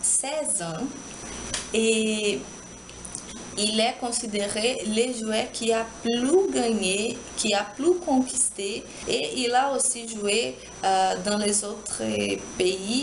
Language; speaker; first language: French; non-native, learner; Portuguese